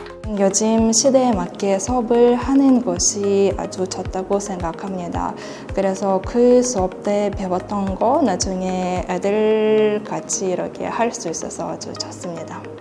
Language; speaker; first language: Korean; non-native, learner; Russian